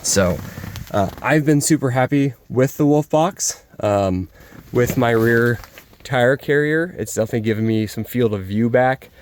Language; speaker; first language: English; native; English